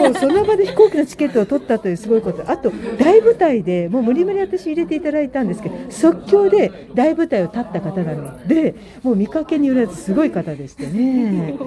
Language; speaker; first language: Japanese; native; Japanese